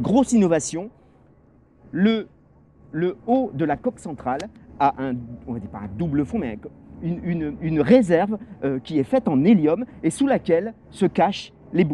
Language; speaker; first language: French; native; French